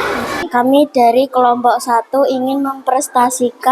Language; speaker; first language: Indonesian; native; Indonesian